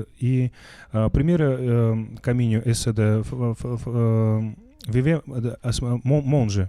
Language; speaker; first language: Portuguese; non-native, learner; Russian